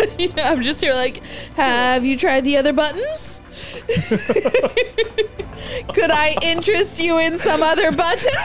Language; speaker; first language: English; native; English